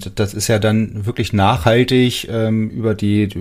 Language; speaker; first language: German; native; German